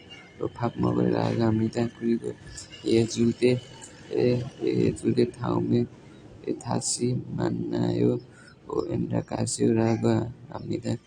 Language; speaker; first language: Korean; non-native, learner; Nepali